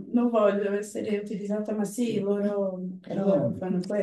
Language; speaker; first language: Italian; non-native, learner; Portuguese